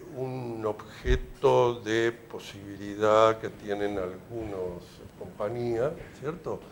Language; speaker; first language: Spanish; native; Spanish